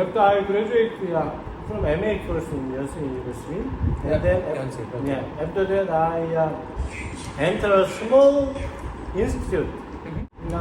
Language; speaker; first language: English; non-native, learner; Korean